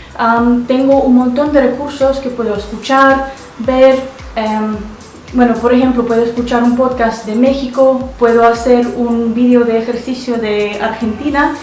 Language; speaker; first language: Spanish; non-native, fluent; Russian